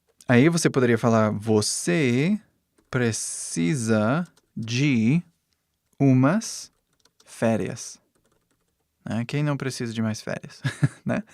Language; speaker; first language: Portuguese; non-native, fluent; English